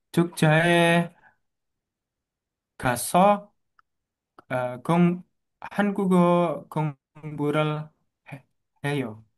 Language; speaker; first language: Korean; non-native, learner; Indonesian